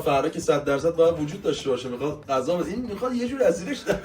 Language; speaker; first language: Persian; native; Persian